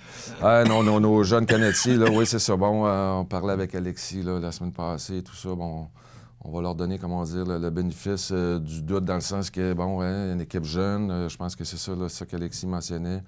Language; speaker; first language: French; native; French